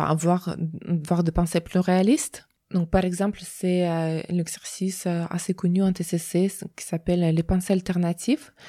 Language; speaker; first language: French; non-native, fluent; Russian